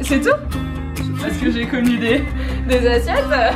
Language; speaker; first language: French; native; French